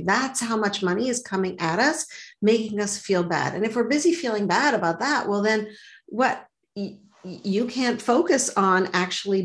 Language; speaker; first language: English; native; English